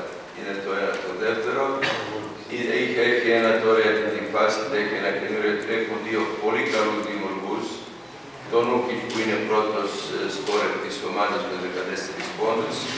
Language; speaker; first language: Greek; non-native, fluent; Serbian